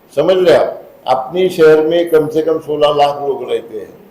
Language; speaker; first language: Hindi; non-native, local second language; Marathi